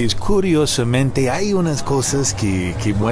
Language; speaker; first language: Spanish; non-native, learner; English